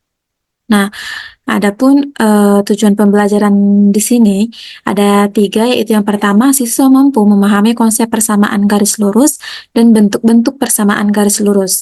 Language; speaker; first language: Indonesian; native; Indonesian